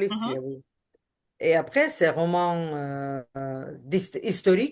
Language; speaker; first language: French; non-native, learner; Ukrainian